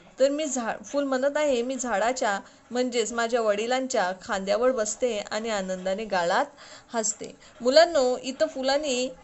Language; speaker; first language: Marathi; non-native, local second language; Urdu